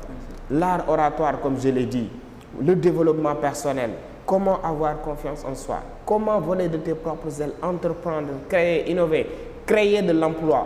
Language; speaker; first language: French; non-native, local second language; Wolof